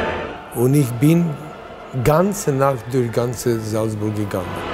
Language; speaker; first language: German; non-native, fluent; Latvian